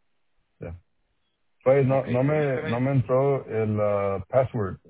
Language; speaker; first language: Spanish; non-native, local second language; English